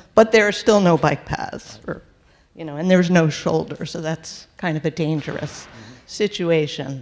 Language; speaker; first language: English; native; English